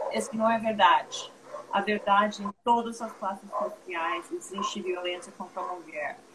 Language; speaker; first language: Portuguese; non-native, fluent; English